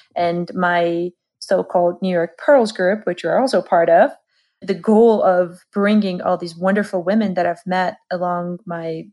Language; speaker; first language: English; non-native, fluent; Georgian